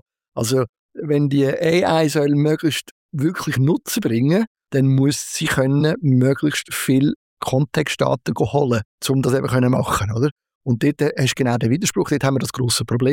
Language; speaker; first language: German; native; German